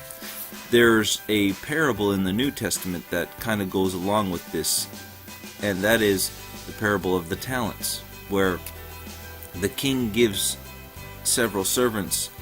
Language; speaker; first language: English; native; English